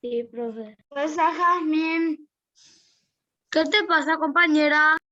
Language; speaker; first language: Spanish; native; Spanish